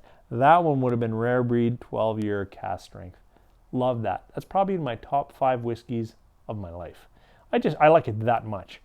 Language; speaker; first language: English; native; English